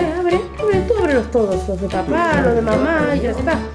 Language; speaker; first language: Spanish; native; Spanish